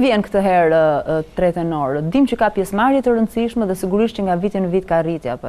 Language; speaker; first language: Albanian; native; Albanian